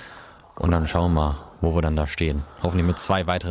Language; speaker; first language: German; native; German